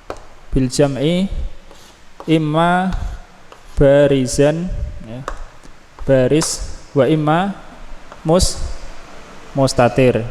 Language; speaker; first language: Arabic; non-native, fluent; Indonesian